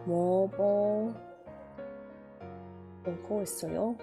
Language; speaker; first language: Korean; non-native, learner; English